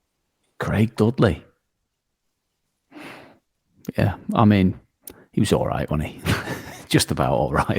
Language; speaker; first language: English; native; English